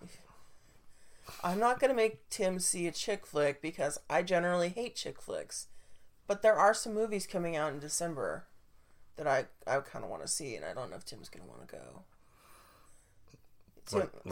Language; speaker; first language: English; native; English